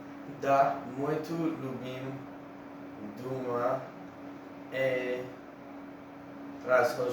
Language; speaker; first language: Bulgarian; non-native, learner; English